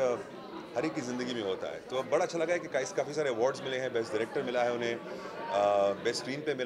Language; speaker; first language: Hindi; native; Hindi